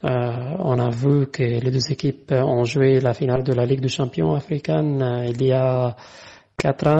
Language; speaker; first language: French; non-native, fluent; Arabic